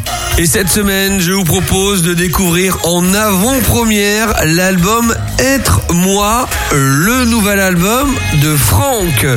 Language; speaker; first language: French; native; French